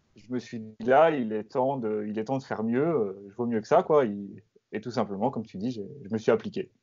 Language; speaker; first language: French; native; French